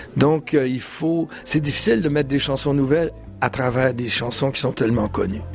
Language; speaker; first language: French; native; French